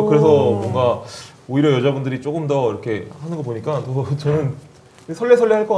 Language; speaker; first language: Korean; native; Korean